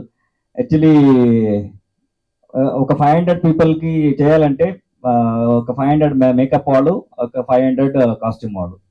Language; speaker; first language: Telugu; non-native, learner; Kannada